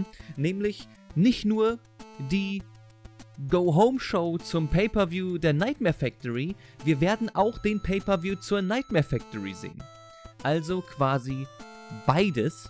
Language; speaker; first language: German; native; German